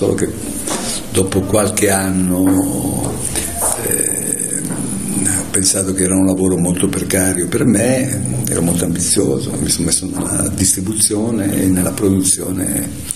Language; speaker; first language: Italian; native; Italian